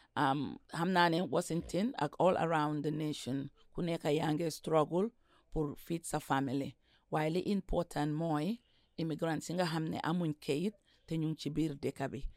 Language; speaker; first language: English; non-native, local second language; Wolof